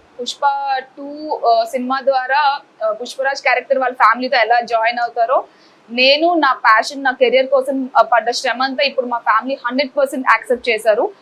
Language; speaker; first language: Telugu; native; Telugu